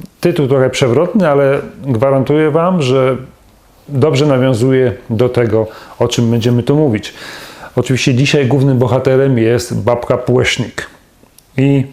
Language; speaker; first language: Polish; native; Polish